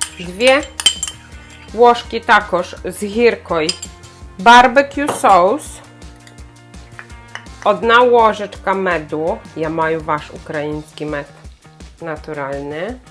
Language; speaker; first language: Polish; non-native, learner; Ukrainian